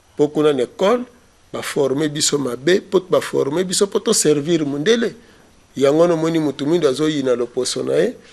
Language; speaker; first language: Lingala; non-native, local second language; Kongo